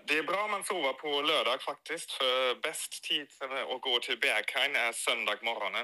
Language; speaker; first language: Swedish; non-native, fluent; German